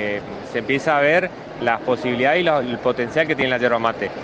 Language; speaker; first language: Spanish; native; Spanish